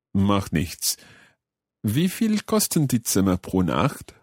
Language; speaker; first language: German; non-native, learner; English